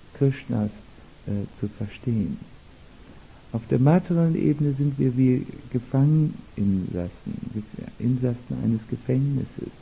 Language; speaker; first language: German; native; German